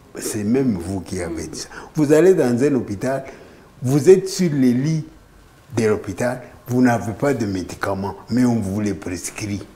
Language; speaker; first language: French; non-native, local second language; Kinyarwanda